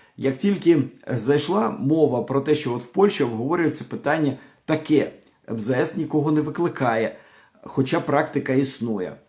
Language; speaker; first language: Ukrainian; non-native, local second language; Russian